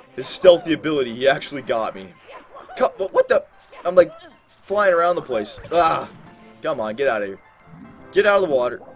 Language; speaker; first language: English; native; English